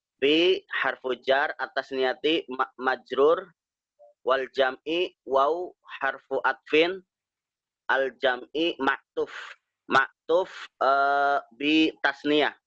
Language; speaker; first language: Arabic; non-native, learner; Indonesian